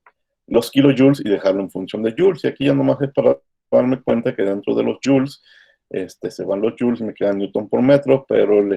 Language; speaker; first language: Spanish; native; Spanish